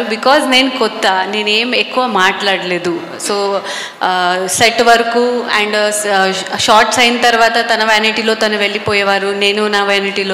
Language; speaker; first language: Telugu; non-native, fluent; Marathi